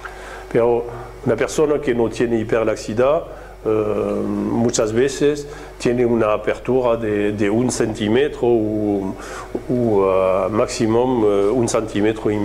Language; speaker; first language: Spanish; non-native, fluent; French